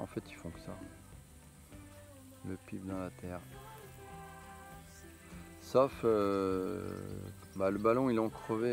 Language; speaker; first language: French; native; French